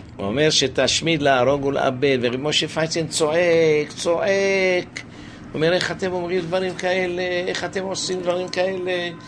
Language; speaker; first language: Hebrew; native; Hebrew